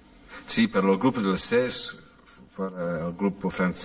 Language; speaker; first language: Spanish; non-native, fluent; English